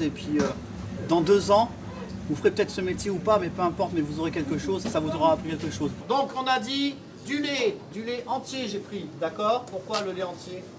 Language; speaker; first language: French; native; French